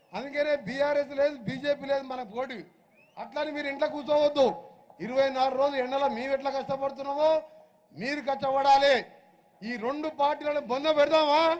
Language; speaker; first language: Telugu; native; Telugu